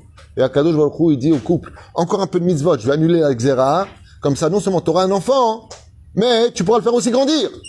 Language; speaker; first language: French; native; French